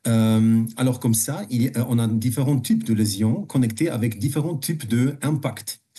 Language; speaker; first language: French; non-native, fluent; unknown